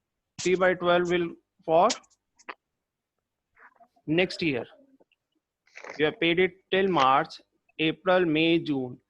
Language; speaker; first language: English; non-native, local second language; Hindi